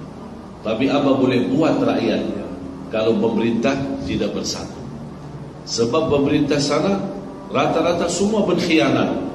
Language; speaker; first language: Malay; non-native, fluent; Arabic